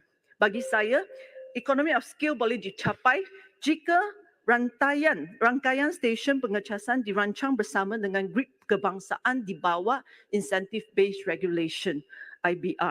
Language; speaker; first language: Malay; non-native, local second language; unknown